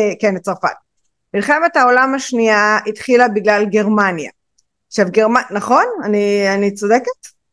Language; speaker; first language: Hebrew; native; Hebrew